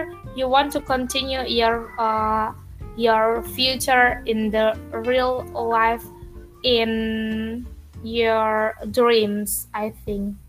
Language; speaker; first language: English; non-native, learner; Indonesian